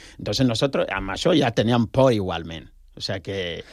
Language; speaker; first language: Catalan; non-native, learner; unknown